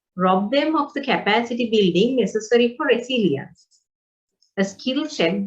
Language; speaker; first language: English; non-native, local second language; Sinhala